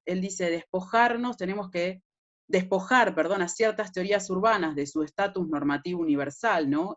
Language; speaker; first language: Spanish; native; Spanish